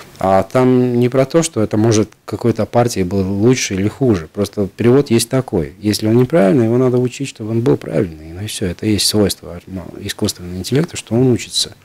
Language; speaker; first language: Russian; non-native, local second language; Latvian